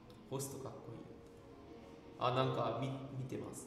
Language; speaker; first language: Japanese; native; Japanese